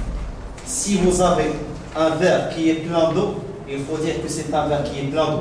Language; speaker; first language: French; non-native, local second language; Arabic